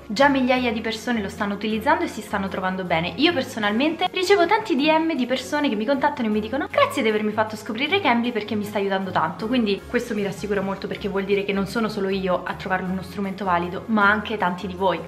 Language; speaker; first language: Italian; native; Italian